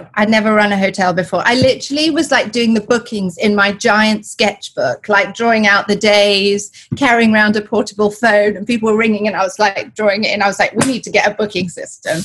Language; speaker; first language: English; native; English